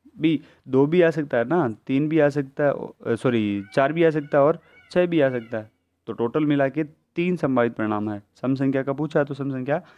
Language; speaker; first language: Hindi; native; Hindi